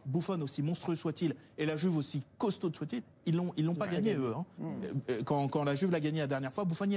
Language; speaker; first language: French; native; French